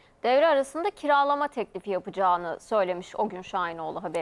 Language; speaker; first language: Turkish; native; Turkish